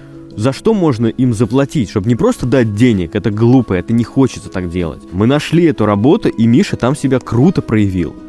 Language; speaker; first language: Russian; native; Russian